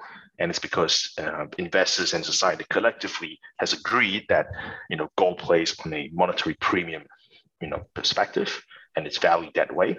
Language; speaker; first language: English; non-native, local second language; Chinese